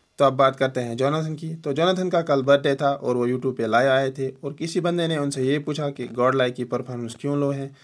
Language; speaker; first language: Hindi; native; Hindi